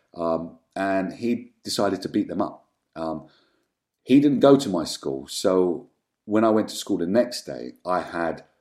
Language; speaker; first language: English; native; English